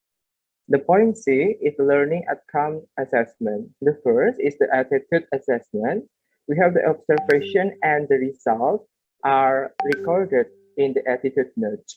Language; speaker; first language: English; non-native, learner; Indonesian